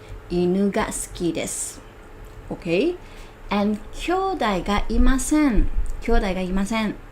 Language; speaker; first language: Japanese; non-native, learner; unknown